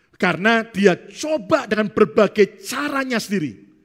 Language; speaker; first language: Indonesian; native; Indonesian